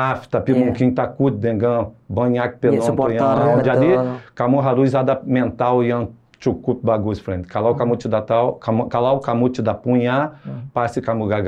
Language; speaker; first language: Indonesian; non-native, fluent; Portuguese